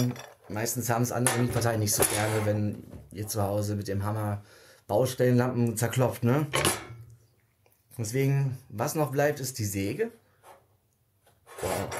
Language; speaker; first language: German; native; German